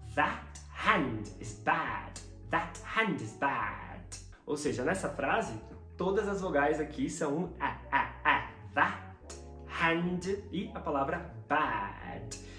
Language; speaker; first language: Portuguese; native; Portuguese